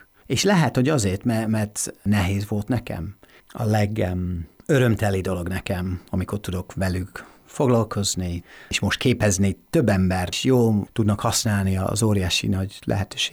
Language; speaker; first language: Hungarian; non-native, fluent; English